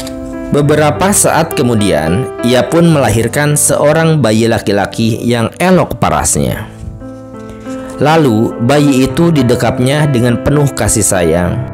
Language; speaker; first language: Indonesian; native; Indonesian